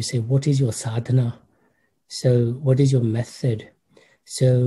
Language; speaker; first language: English; native; English